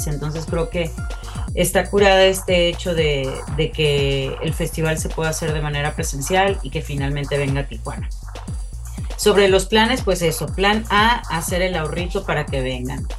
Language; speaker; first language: Spanish; native; Spanish